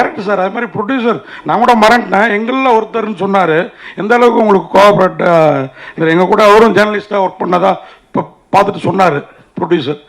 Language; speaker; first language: Tamil; native; Tamil